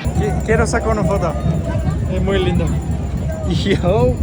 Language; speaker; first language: Spanish; non-native, learner; English